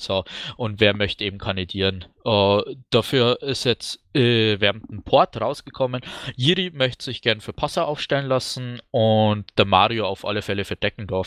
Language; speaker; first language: German; native; German